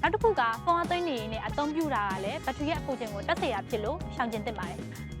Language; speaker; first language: Burmese; native; Burmese